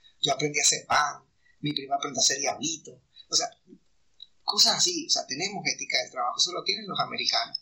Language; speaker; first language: Spanish; native; Spanish